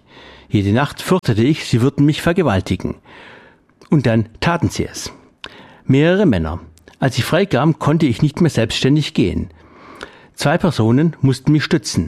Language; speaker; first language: German; native; German